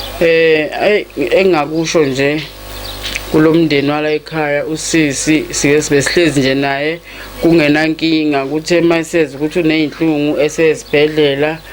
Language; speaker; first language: Zulu; native; Zulu